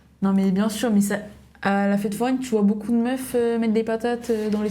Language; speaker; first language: French; native; French